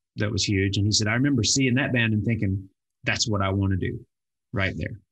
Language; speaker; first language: English; native; English